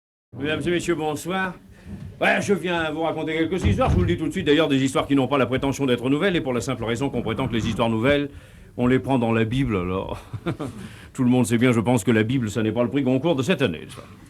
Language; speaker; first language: French; native; French